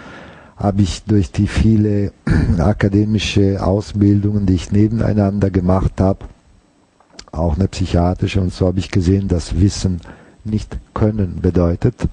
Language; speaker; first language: German; non-native, fluent; Italian